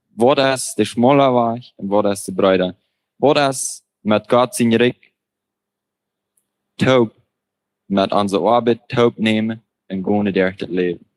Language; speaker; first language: German; non-native, local second language; Plautdietsch